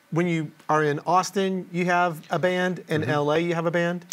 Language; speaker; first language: English; native; English